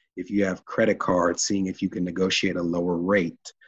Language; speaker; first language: English; native; English